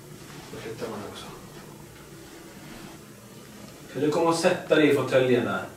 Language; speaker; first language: Swedish; native; Swedish